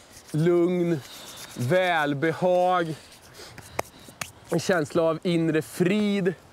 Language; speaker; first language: Swedish; native; Swedish